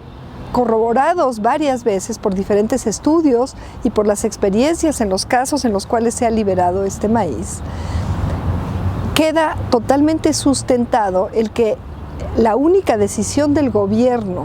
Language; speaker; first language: Spanish; native; Spanish